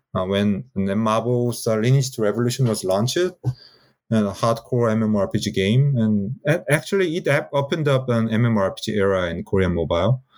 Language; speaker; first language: English; non-native, fluent; Korean